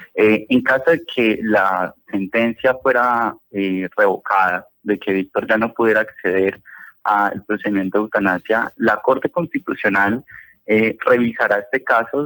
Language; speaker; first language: Spanish; native; Spanish